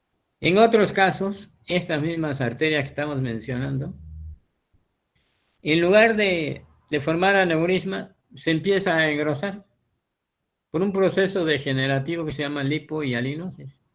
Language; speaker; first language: Spanish; native; Spanish